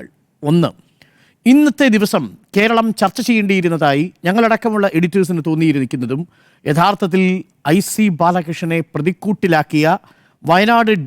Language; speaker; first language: Malayalam; native; Malayalam